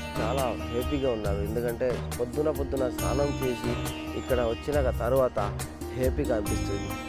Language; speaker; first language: Telugu; non-native, learner; Bangla